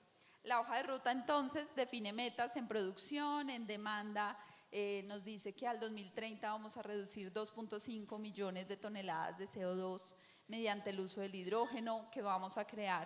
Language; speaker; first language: Spanish; native; Spanish